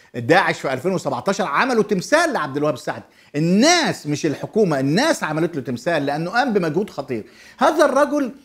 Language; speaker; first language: Arabic; native; Arabic